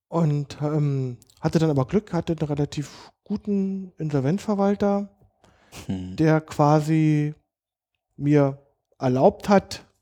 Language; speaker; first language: German; native; German